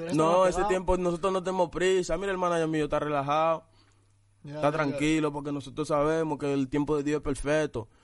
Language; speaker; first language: Spanish; early bilingual, other home language; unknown